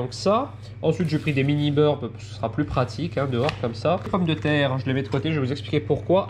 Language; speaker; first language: French; native; French